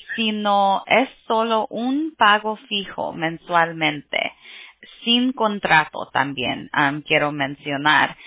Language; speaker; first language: Spanish; early bilingual, heritage; Spanish